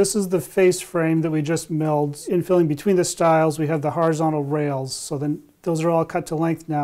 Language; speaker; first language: English; native; English